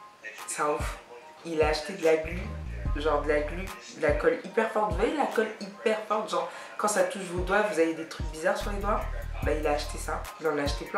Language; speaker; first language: French; native; French